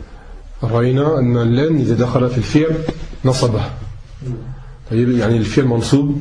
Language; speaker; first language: Arabic; non-native, fluent; French